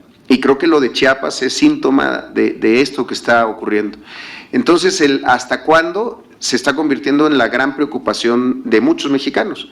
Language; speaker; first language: Spanish; native; Spanish